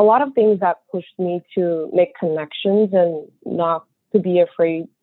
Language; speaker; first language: English; early bilingual, other home language; Chinese